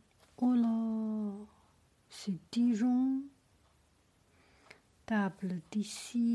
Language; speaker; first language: French; non-native, learner; Chinese